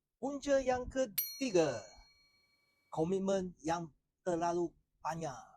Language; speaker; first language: Malay; non-native, local second language; Chinese